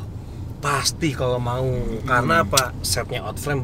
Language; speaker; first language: Indonesian; native; Indonesian